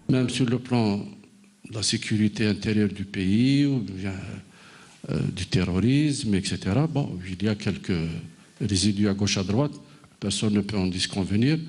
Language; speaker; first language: French; non-native, local second language; Arabic